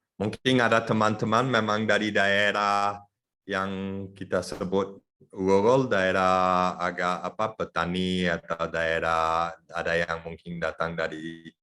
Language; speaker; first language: Indonesian; non-native, fluent; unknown